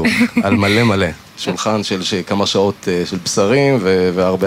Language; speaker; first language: Hebrew; native; Hebrew